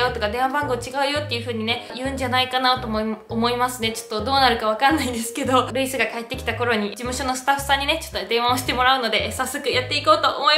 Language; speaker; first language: Japanese; native; Japanese